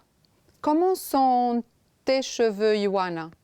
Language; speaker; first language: French; non-native, fluent; Romanian